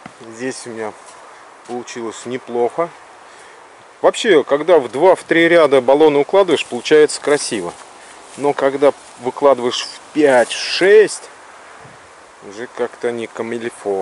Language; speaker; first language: Russian; native; Russian